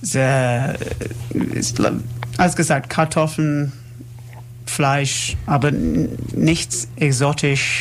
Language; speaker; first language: German; non-native, learner; English